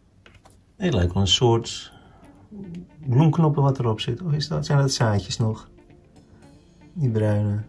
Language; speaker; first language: Dutch; native; Dutch